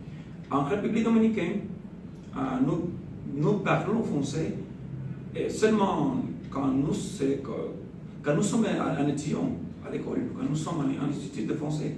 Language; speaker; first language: French; non-native, fluent; Spanish